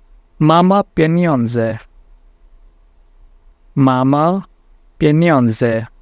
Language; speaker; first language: Polish; non-native, fluent; Indonesian